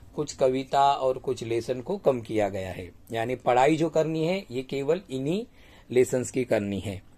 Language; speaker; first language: Hindi; non-native, local second language; Marathi